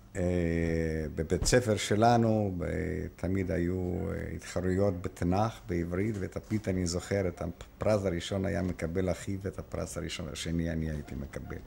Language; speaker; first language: Hebrew; non-native, fluent; Ukrainian